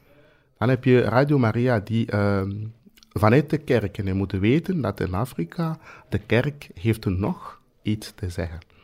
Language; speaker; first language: Dutch; non-native, fluent; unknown